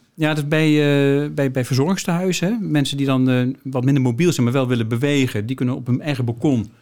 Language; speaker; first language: Dutch; native; Dutch